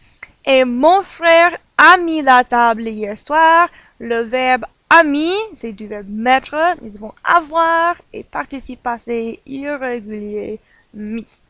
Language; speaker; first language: French; non-native, fluent; English